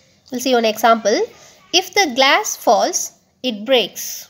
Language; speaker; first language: English; non-native, local second language; Tamil